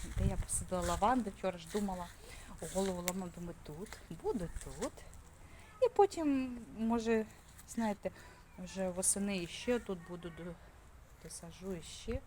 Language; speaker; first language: Ukrainian; native; Ukrainian